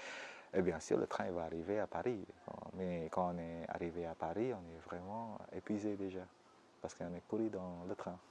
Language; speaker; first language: French; non-native, fluent; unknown